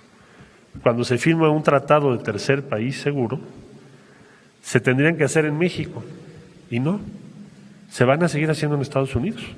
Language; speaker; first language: Spanish; native; Spanish